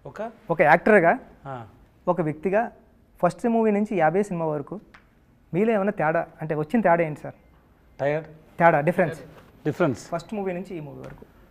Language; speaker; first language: Telugu; native; Telugu